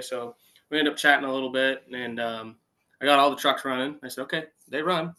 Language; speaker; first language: English; native; English